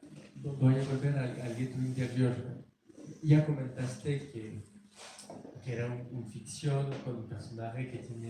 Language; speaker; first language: Spanish; non-native, fluent; French